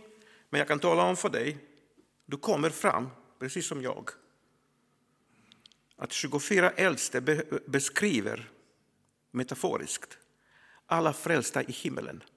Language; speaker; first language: Swedish; non-native, fluent; Croatian